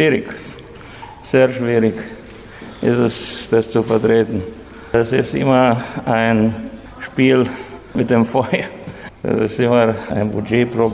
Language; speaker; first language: German; non-native, local second language; Romanian